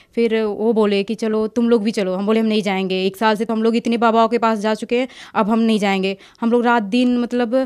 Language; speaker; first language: Hindi; native; Hindi